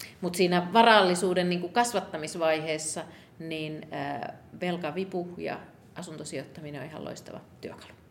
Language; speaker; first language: Finnish; native; Finnish